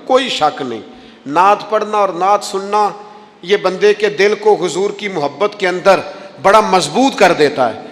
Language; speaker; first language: Urdu; non-native, local second language; Punjabi